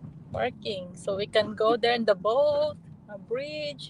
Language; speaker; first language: English; non-native, local second language; Filipino